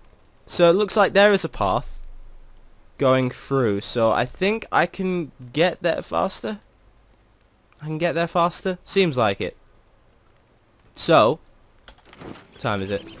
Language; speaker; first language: English; native; English